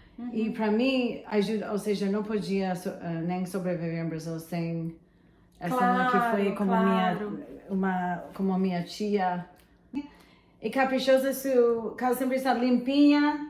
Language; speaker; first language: Portuguese; non-native, fluent; English